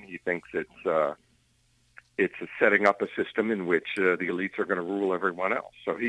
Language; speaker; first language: English; native; English